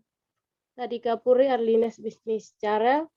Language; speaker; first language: English; non-native, learner; Indonesian